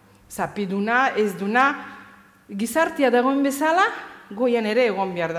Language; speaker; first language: Basque; non-native, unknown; Azerbaijani